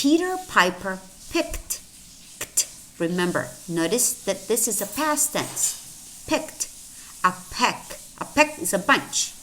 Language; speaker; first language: English; non-native, fluent; Spanish